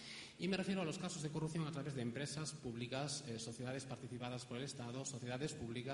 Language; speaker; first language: Spanish; native; Spanish